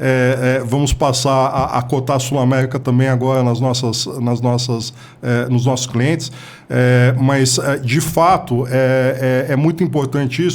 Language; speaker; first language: Portuguese; native; Portuguese